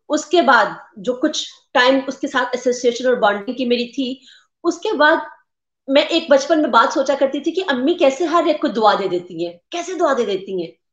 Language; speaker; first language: Urdu; native; Urdu